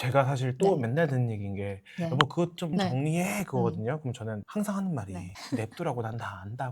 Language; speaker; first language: Korean; native; Korean